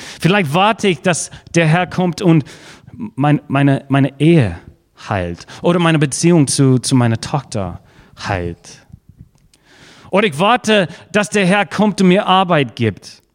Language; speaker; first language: German; non-native, fluent; English